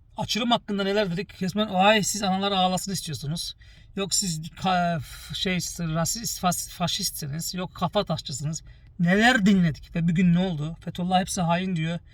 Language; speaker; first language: Turkish; early bilingual, heritage; Turkish